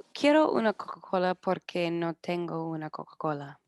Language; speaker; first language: Spanish; non-native, learner; English